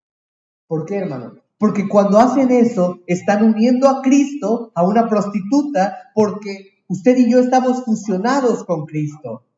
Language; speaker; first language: Spanish; native; Spanish